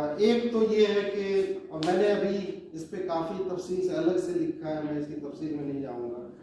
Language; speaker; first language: Urdu; native; Urdu